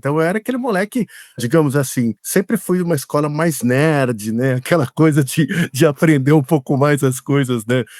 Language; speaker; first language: Portuguese; native; Portuguese